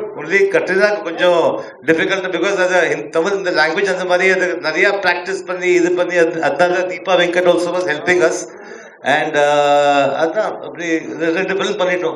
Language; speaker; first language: Tamil; early bilingual, heritage; Tamil